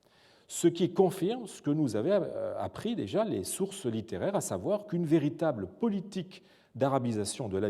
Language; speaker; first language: French; native; French